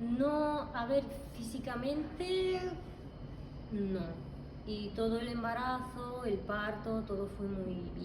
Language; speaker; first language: Spanish; non-native, fluent; Russian